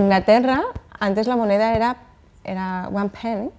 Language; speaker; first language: Spanish; native; Spanish